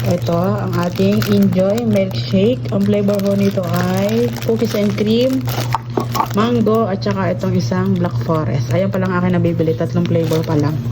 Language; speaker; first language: Filipino; native; Filipino